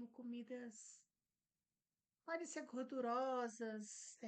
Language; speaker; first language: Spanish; non-native, fluent; Portuguese